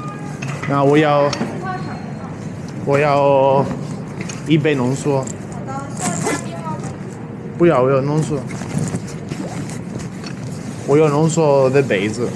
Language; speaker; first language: Chinese; non-native, learner; Italian